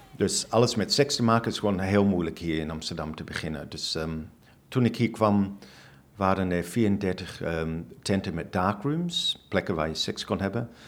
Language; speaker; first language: Dutch; non-native, fluent; English